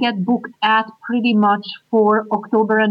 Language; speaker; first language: English; non-native, fluent; Hungarian